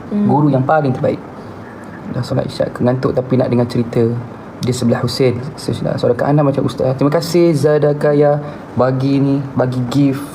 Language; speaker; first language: Malay; native; Malay